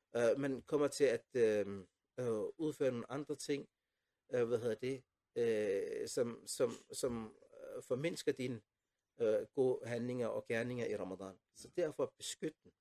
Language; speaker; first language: Danish; non-native, fluent; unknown